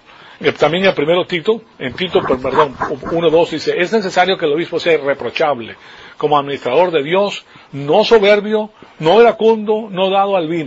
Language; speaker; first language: Spanish; native; Spanish